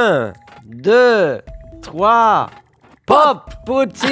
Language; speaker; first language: French; non-native, fluent; German